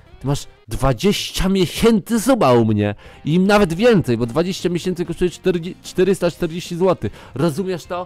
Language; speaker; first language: Polish; native; Polish